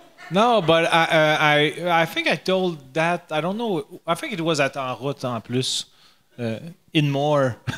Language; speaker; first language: English; non-native, learner; French